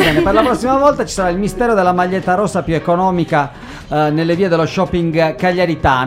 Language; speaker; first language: Italian; native; Italian